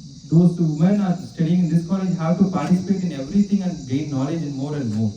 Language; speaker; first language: English; non-native, local second language; Tamil